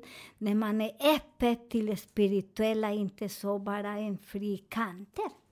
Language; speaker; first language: Swedish; non-native, learner; Spanish